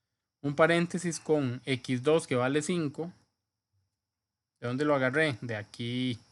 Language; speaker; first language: Spanish; native; Spanish